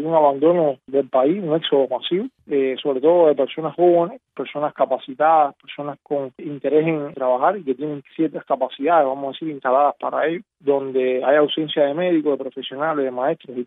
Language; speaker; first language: Spanish; native; Spanish